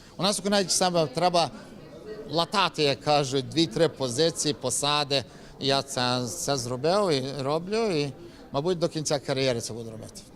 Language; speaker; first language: Ukrainian; early bilingual, heritage; Ukrainian